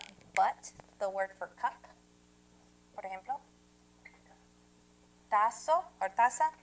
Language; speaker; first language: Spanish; non-native, fluent; English